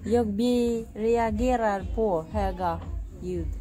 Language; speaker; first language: Swedish; non-native, learner; Filipino